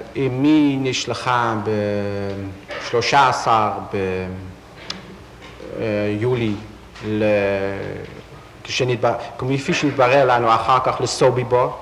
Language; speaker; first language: Hebrew; non-native, fluent; Dutch